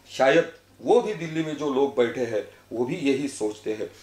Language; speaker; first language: Hindi; non-native, local second language; Marathi